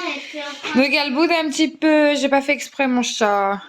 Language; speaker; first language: French; native; French